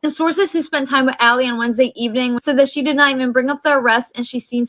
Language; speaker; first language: English; native; English